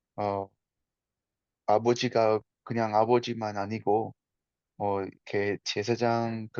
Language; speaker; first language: Korean; non-native, fluent; Spanish